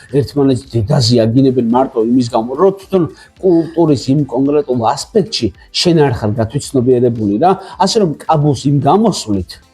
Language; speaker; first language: Georgian; native; Georgian